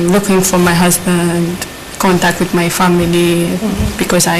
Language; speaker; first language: English; non-native, learner; Arabic